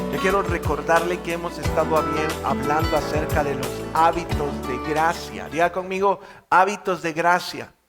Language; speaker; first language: Spanish; native; Spanish